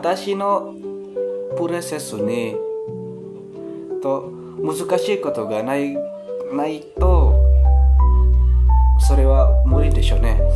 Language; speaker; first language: Japanese; non-native, learner; Indonesian